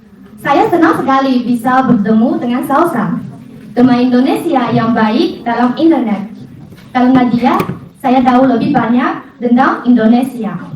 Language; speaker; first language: Indonesian; non-native, fluent; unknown